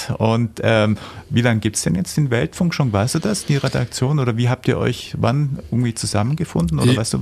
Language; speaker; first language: German; native; German